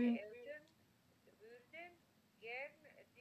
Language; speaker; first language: German; non-native, learner; Macedonian